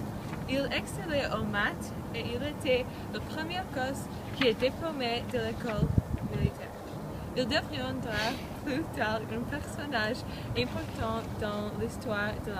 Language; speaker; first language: French; non-native, learner; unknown